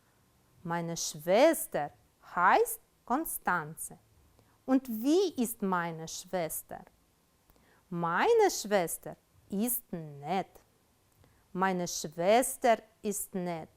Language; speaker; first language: German; non-native, fluent; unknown